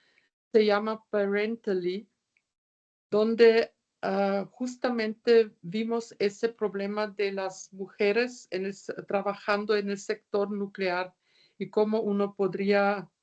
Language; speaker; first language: Spanish; non-native, fluent; German